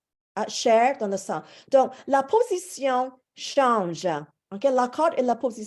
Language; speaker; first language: French; non-native, fluent; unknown